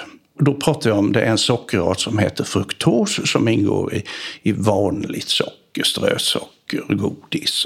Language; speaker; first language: Swedish; native; Swedish